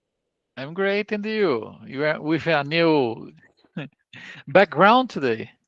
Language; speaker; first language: English; non-native, learner; Portuguese